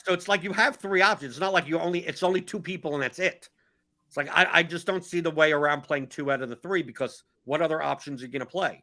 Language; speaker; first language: English; native; English